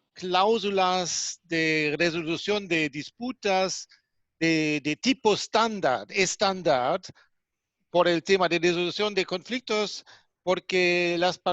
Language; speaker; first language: Spanish; non-native, fluent; German